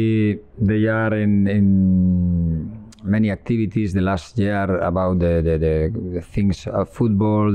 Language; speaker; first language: English; non-native, learner; Spanish